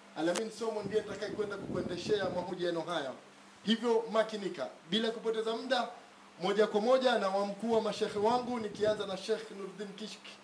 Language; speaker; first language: Swahili; native; Swahili